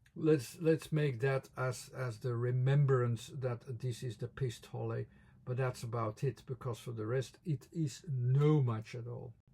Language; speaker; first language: English; non-native, fluent; Dutch